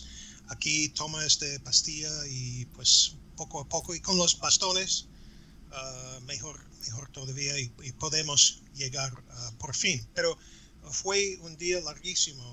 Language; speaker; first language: Spanish; non-native, fluent; English